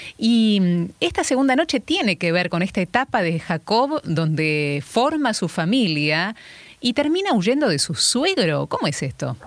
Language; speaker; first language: Spanish; native; Spanish